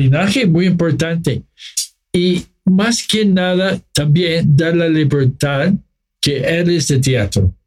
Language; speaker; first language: Spanish; non-native, fluent; English